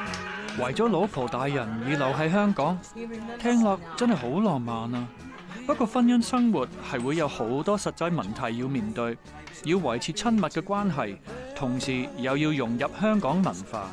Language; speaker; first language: Cantonese; native; Cantonese